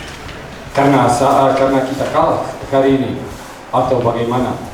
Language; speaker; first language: Indonesian; non-native, learner; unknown